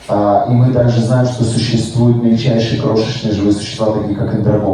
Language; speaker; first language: Russian; native; Russian